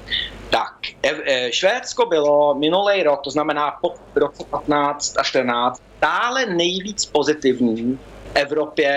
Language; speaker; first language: Czech; early bilingual, heritage; Czech